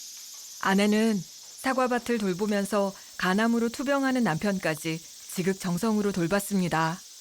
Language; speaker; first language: Korean; native; Korean